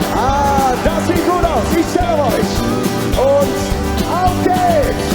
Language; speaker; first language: German; native; German